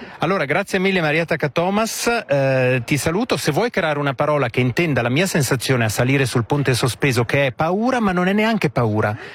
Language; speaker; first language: Italian; native; Italian